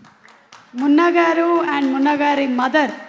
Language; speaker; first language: Telugu; native; Telugu